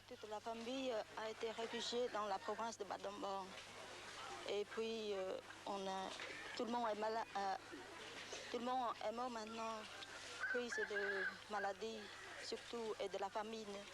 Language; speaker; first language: French; non-native, local second language; Khmer